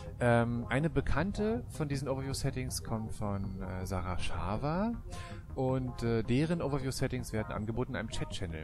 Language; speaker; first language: German; native; German